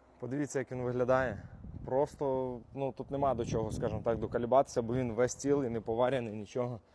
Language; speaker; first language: Ukrainian; native; Ukrainian